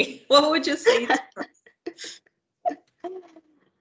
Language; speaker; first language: English; non-native, local second language; Hindi